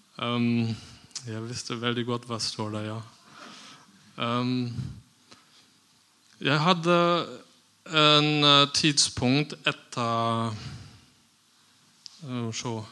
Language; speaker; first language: Norwegian; non-native, fluent; German